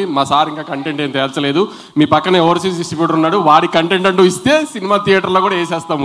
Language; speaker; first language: Telugu; native; Telugu